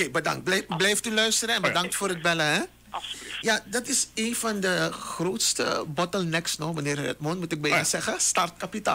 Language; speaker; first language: Dutch; native; Dutch